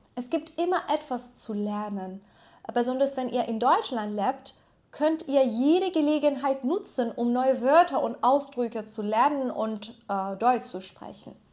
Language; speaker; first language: German; non-native, fluent; Persian